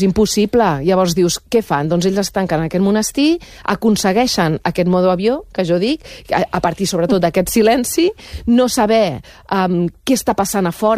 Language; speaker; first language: Catalan; native; Catalan